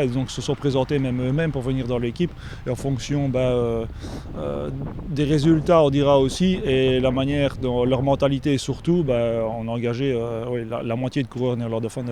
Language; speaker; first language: French; native; French